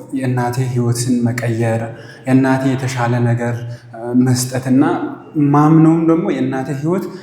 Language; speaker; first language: Amharic; non-native, local second language; Sebat Bet Gurage